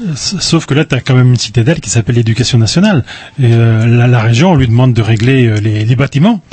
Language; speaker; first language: French; native; French